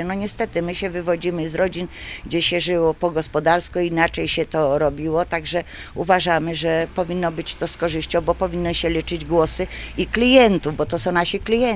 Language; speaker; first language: Polish; native; Polish